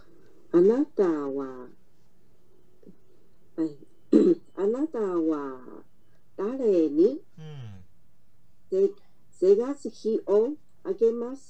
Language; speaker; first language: Japanese; non-native, learner; Chinese